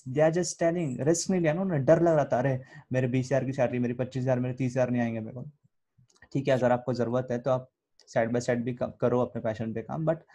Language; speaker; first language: Hindi; native; Hindi